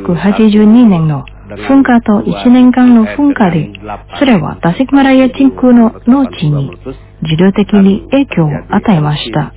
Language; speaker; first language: Japanese; non-native, fluent; Indonesian